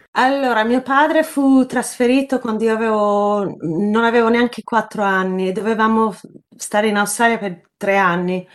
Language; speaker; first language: Italian; early bilingual, heritage; Italian